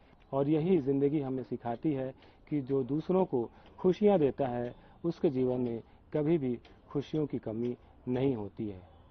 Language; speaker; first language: Hindi; native; Hindi